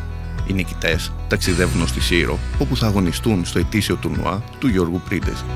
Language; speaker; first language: Greek; native; Greek